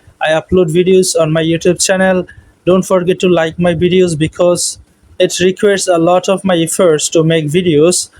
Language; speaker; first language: English; non-native, local second language; Bangla